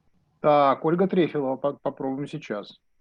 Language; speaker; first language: Russian; native; Russian